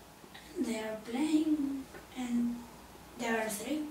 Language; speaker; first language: English; non-native, learner; Greek